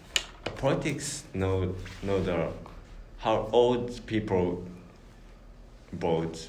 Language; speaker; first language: English; non-native, learner; Japanese